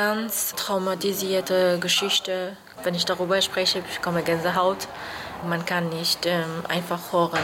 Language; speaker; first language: German; non-native, fluent; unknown